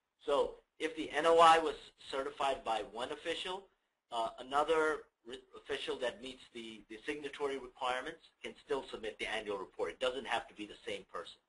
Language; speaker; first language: English; native; English